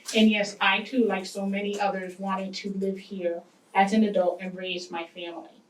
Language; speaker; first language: English; native; English